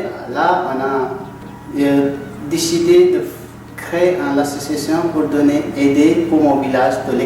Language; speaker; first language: French; non-native, learner; Nepali